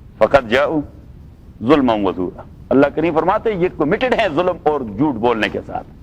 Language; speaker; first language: Urdu; non-native, local second language; Pashto